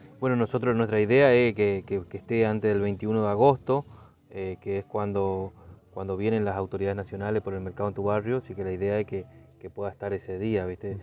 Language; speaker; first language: Spanish; native; Spanish